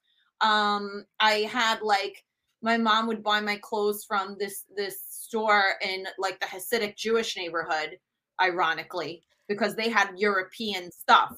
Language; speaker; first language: English; early bilingual, other home language; Italian